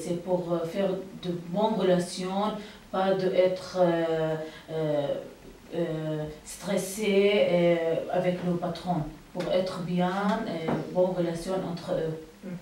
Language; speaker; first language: French; non-native, learner; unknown